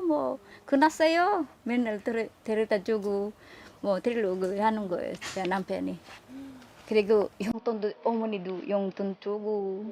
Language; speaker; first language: Korean; non-native, learner; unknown